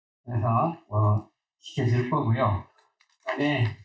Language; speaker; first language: Korean; native; Korean